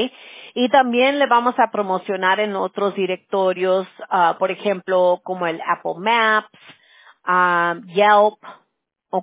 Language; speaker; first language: Spanish; early bilingual, heritage; Spanish